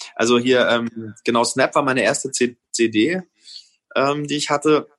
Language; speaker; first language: German; native; German